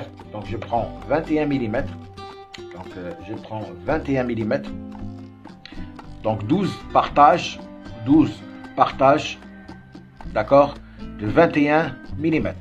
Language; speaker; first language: French; non-native, local second language; Arabic